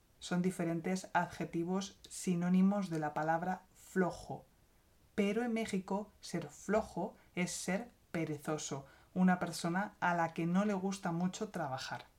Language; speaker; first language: Spanish; native; Spanish